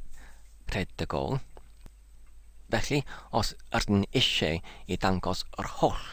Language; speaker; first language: Welsh; non-native, learner; English